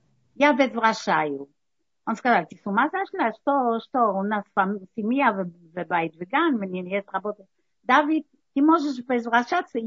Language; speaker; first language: Russian; early bilingual, heritage; Russian